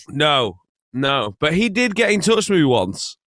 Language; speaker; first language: English; native; English